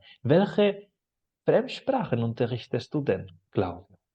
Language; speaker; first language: German; non-native, fluent; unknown